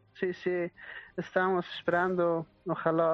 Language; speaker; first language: Spanish; non-native, learner; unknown